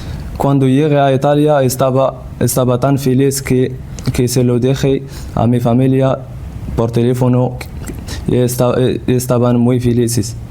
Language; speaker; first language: Spanish; non-native, learner; Central Atlas Tamazight